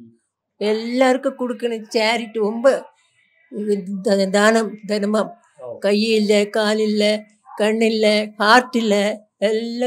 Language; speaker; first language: Tamil; non-native, learner; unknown